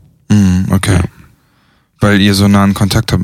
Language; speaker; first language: German; native; German